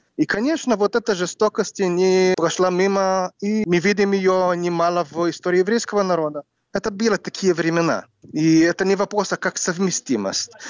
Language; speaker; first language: Russian; non-native, fluent; Hebrew